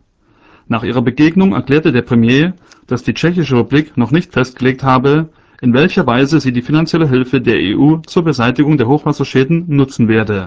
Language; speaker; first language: German; native; German